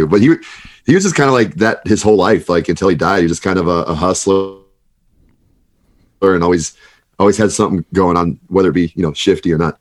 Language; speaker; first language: English; native; English